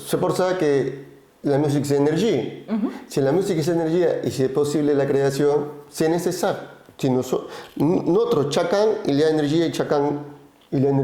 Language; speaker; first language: French; non-native, learner; Spanish